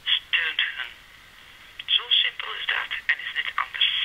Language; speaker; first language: Dutch; non-native, learner; Serbian